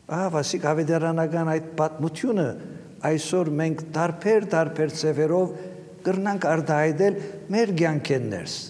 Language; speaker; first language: Armenian; native; Armenian